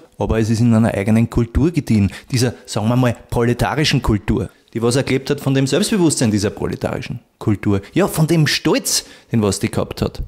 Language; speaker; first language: German; native; German